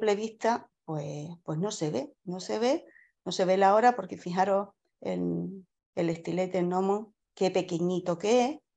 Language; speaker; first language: Spanish; native; Spanish